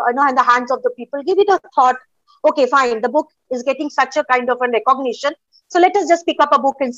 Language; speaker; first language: English; non-native, local second language; Bangla